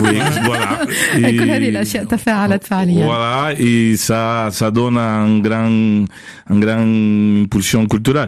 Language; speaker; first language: French; non-native, fluent; Spanish